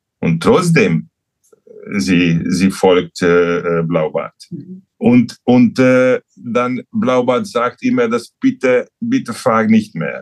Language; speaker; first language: German; non-native, learner; Hungarian